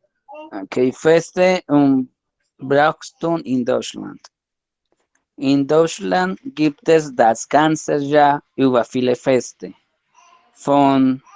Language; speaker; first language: German; non-native, learner; Spanish